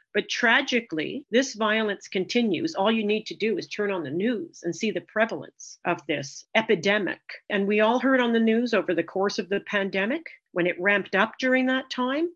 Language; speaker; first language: English; native; English